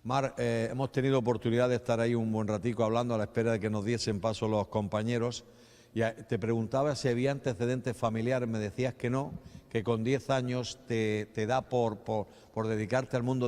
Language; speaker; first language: Spanish; native; Spanish